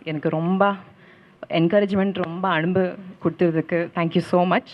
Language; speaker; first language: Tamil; non-native, learner; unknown